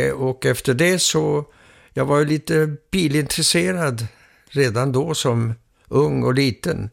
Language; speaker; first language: Swedish; early bilingual, heritage; Swedish